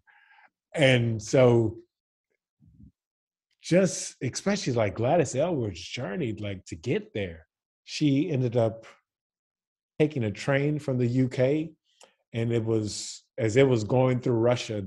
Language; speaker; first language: English; native; English